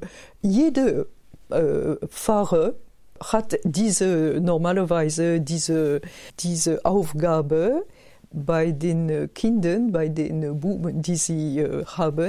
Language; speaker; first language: German; non-native, fluent; French